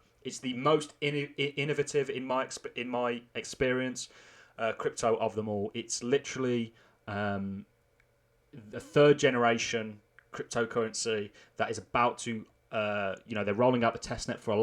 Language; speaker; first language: English; native; English